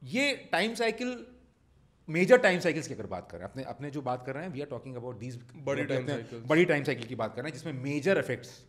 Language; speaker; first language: Hindi; non-native, local second language; Marwari